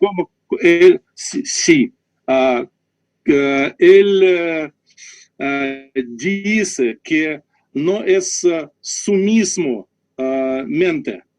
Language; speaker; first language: Spanish; non-native, learner; Russian